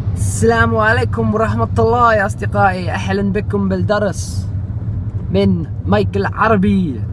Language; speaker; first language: Arabic; non-native, fluent; English